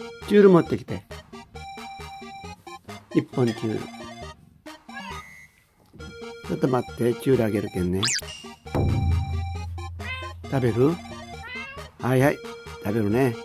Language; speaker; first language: Japanese; native; Japanese